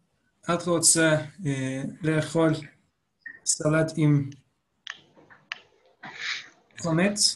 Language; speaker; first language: Hebrew; non-native, learner; Turkish